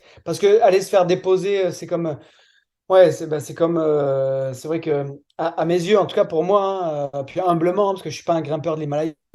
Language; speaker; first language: French; native; French